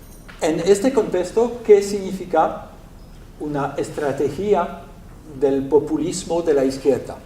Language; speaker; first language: Spanish; non-native, learner; French